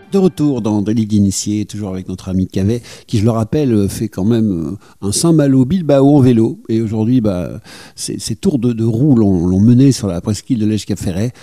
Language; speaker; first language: French; native; French